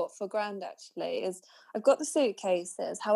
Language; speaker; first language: English; native; English